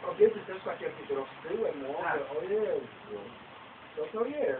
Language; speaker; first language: Polish; native; Polish